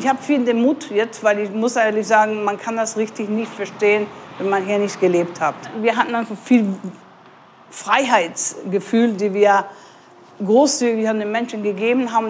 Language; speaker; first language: German; non-native, fluent; English